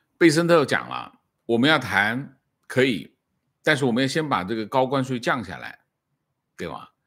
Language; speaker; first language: Chinese; native; Chinese